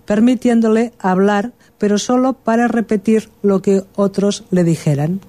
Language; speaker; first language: Spanish; non-native, local second language; Catalan